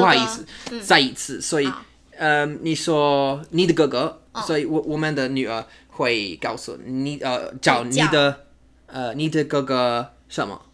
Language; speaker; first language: Chinese; non-native, learner; English